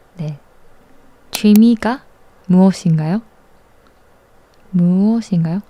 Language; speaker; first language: Korean; non-native, learner; Japanese